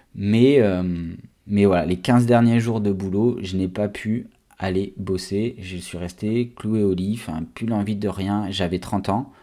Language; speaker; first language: French; native; French